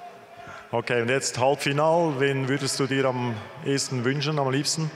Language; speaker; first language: German; native; German